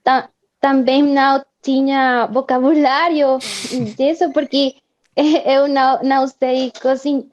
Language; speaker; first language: Portuguese; non-native, fluent; Spanish